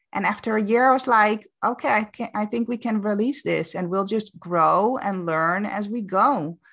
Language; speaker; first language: English; non-native, fluent; Dutch